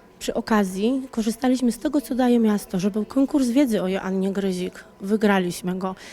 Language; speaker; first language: Polish; native; Polish